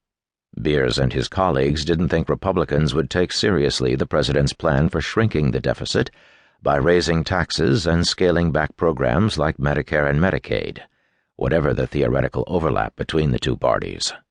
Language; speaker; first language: English; native; English